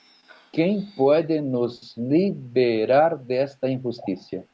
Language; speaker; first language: Portuguese; non-native, learner; Spanish